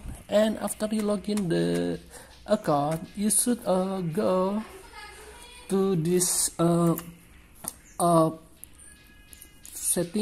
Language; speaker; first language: English; non-native, learner; Indonesian